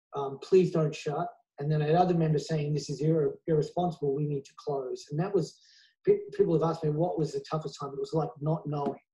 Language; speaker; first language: English; native; English